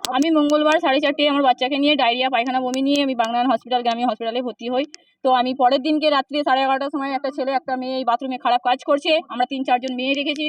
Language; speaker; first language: Bangla; non-native, local second language; Hindi